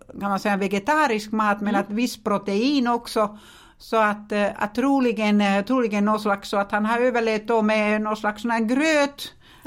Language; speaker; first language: Swedish; non-native, fluent; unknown